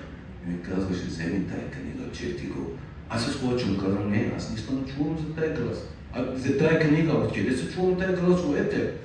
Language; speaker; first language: Bulgarian; non-native, fluent; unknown